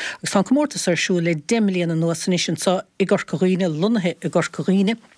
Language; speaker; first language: Irish; native; Irish